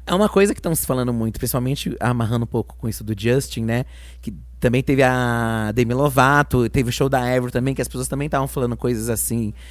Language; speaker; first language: Portuguese; native; Portuguese